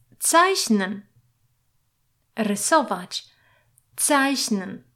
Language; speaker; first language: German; non-native, fluent; Polish